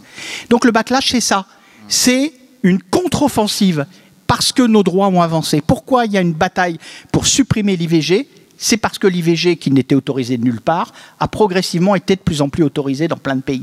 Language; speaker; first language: French; native; French